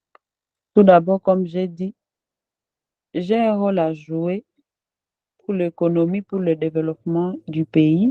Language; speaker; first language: French; non-native, local second language; Swahili